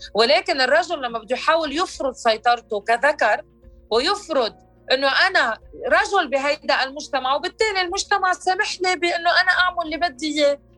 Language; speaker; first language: Arabic; native; Arabic